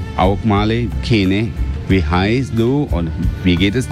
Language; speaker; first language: German; non-native, learner; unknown